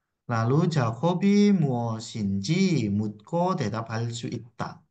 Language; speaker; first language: Korean; non-native, fluent; Indonesian